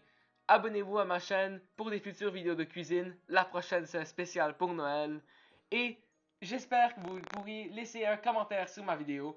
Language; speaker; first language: French; native; French